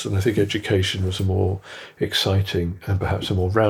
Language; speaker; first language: English; native; English